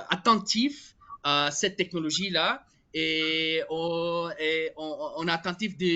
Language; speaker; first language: French; non-native, fluent; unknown